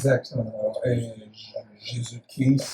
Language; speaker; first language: French; non-native, learner; Portuguese